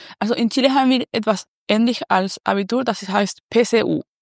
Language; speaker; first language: German; non-native, learner; Spanish